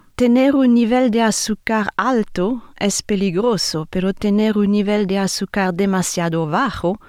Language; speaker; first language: Spanish; non-native, fluent; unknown